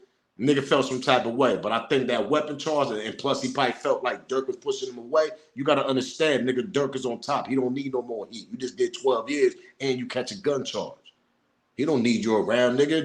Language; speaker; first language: English; native; English